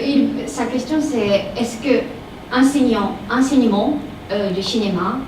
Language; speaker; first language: French; non-native, fluent; Japanese